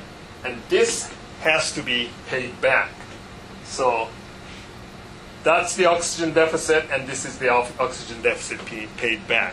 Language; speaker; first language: English; non-native, fluent; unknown